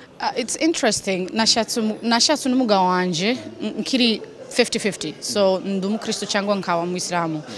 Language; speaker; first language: Kinyarwanda; non-native, learner; Somali